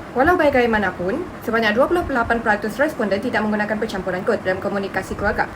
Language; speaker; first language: Malay; native; Malay